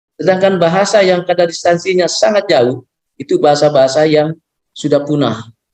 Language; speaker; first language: Indonesian; non-native, local second language; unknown